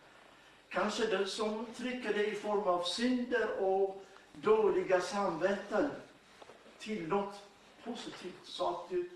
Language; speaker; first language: Swedish; non-native, fluent; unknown